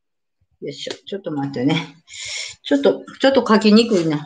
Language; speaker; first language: Japanese; native; Japanese